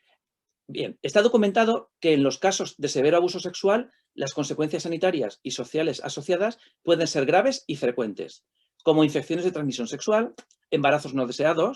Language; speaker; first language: Spanish; native; Spanish